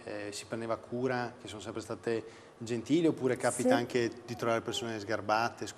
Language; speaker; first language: Italian; native; Italian